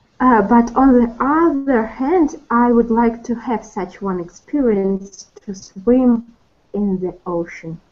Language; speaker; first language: English; non-native, learner; Russian